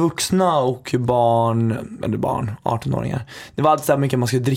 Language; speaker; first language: Swedish; native; Swedish